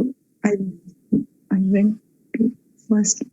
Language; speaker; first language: English; non-native, learner; Hindi